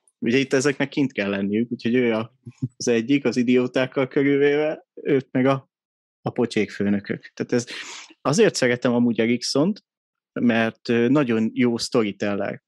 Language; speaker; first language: Hungarian; native; Hungarian